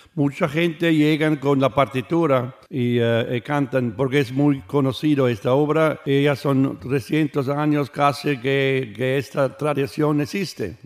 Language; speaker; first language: Spanish; non-native, learner; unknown